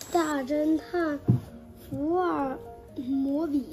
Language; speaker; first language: Chinese; native; Chinese